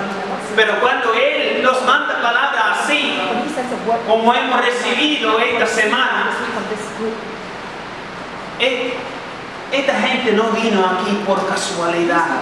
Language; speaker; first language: Spanish; non-native, fluent; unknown